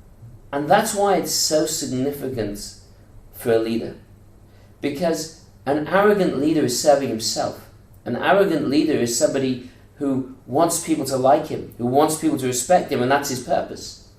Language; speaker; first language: English; native; English